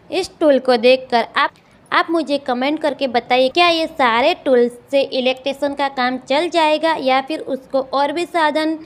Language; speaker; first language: Hindi; non-native, local second language; Gujarati